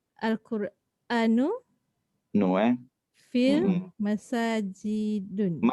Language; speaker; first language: Arabic; non-native, learner; Malay